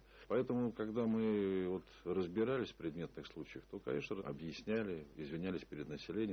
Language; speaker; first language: Russian; native; Russian